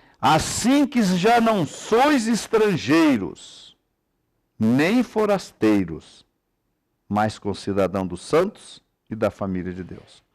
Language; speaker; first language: Portuguese; native; Portuguese